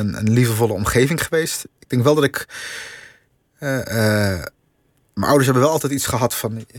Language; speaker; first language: Dutch; native; Dutch